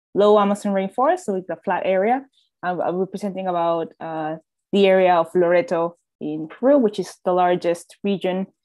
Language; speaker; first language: English; non-native, fluent; Spanish